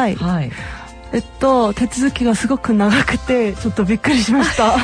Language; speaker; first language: Japanese; non-native, fluent; Korean